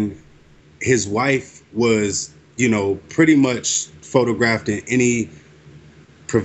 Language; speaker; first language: English; native; English